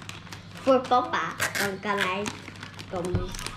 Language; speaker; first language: Dutch; early bilingual, heritage; Dutch